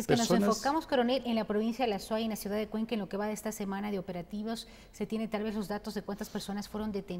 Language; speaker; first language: Spanish; native; Spanish